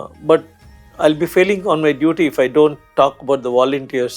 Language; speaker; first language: English; non-native, local second language; Tamil